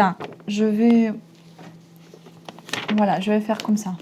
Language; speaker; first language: French; non-native, fluent; Russian